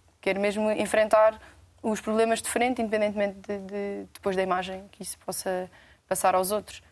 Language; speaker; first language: Portuguese; native; Portuguese